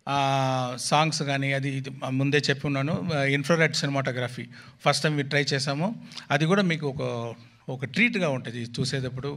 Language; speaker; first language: Telugu; non-native, local second language; Tamil